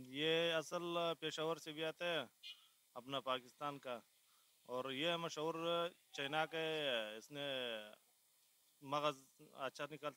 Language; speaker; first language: Hindi; non-native, local second language; Pashto